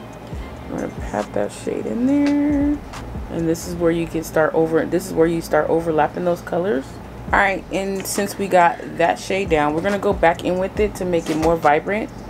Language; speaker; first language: English; native; English